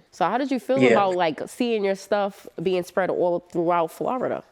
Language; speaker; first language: English; native; English